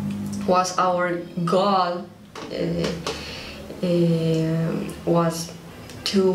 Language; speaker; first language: English; non-native, learner; Spanish